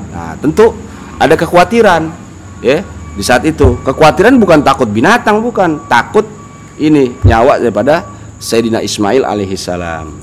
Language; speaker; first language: Indonesian; native; Indonesian